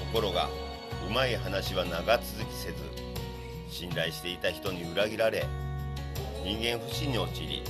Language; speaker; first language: Japanese; native; Japanese